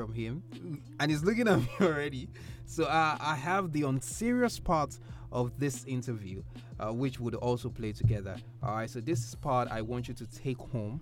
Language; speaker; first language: English; non-native, local second language; Yoruba